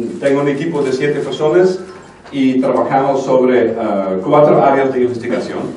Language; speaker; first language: Spanish; non-native, fluent; Dutch